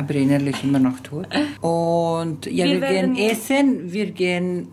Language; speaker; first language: German; early bilingual, other home language; Spanish